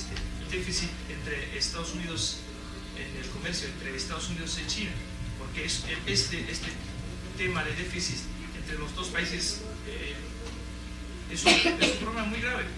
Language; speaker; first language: Spanish; non-native, fluent; Chinese